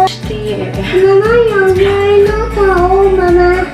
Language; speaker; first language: French; native; French